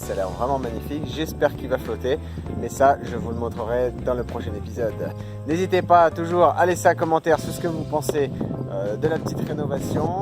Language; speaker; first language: French; native; French